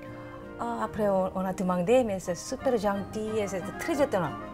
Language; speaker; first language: French; non-native, learner; Korean